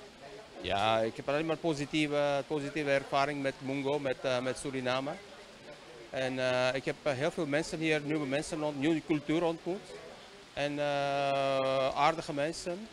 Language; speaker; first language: Dutch; non-native, learner; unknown